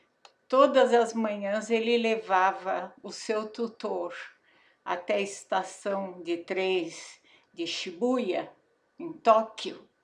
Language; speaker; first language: Portuguese; native; Portuguese